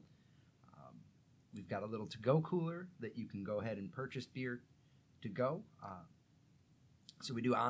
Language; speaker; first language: English; native; English